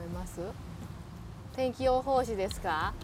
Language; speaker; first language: Japanese; non-native, learner; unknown